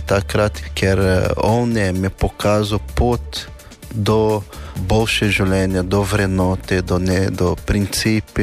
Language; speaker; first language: Slovenian; non-native, learner; Portuguese